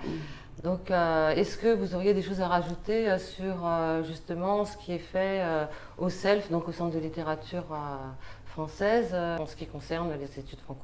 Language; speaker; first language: French; native; French